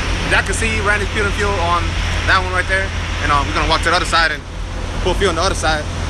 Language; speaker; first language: English; early bilingual, other home language; Spanish